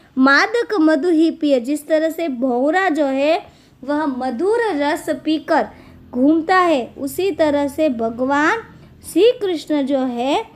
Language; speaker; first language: Hindi; non-native, local second language; Gujarati